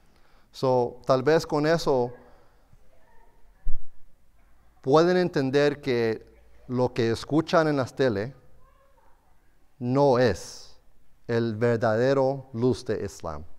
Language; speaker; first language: Spanish; non-native, fluent; English